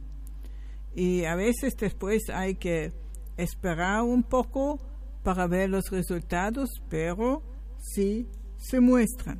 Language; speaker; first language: Spanish; non-native, fluent; German